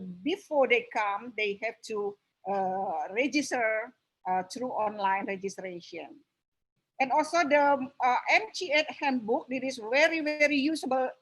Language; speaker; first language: English; non-native, local second language; Indonesian